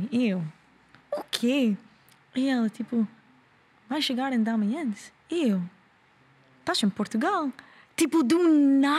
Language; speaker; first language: Portuguese; non-native, learner; English